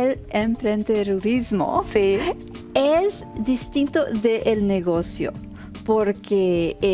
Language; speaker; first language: Spanish; early bilingual, heritage; Spanish